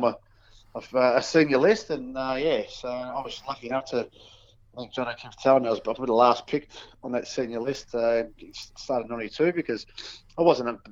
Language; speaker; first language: English; native; English